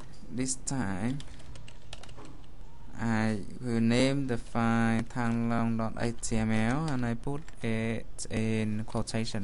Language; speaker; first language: English; non-native, fluent; Vietnamese